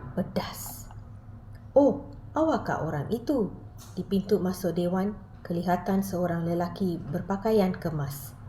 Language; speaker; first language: Malay; non-native, local second language; Tamil